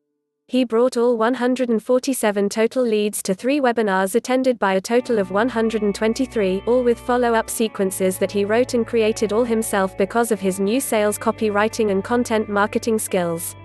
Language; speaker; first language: English; native; English